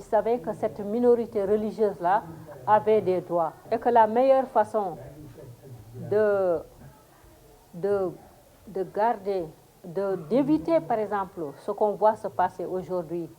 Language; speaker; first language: French; non-native, local second language; Fula